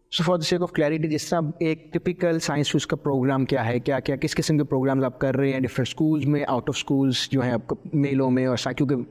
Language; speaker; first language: Urdu; native; Urdu